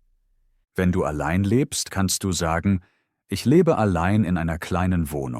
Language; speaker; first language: German; native; German